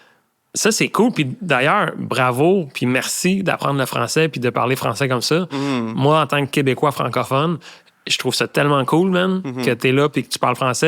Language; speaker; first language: French; native; French